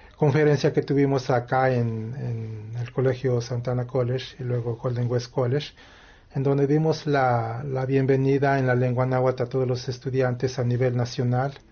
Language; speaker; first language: Spanish; non-native, local second language; Nahuatl languages